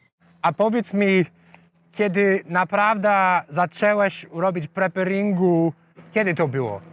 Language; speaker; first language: Polish; non-native, fluent; English